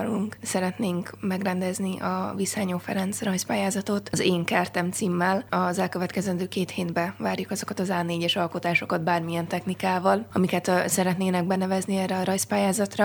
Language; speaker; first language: Hungarian; native; Hungarian